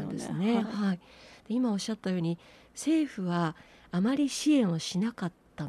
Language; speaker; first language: Japanese; native; Japanese